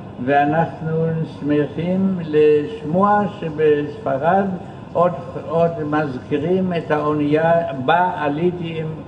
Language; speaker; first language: Hebrew; non-native, fluent; German